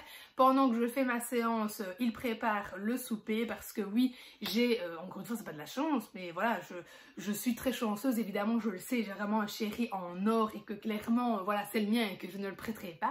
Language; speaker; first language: French; native; French